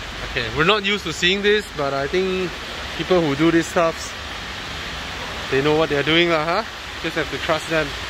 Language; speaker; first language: English; non-native, local second language; Chinese